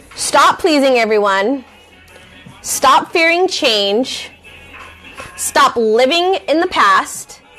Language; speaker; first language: English; native; English